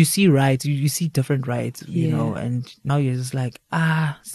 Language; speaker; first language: English; non-native, local second language; Zulu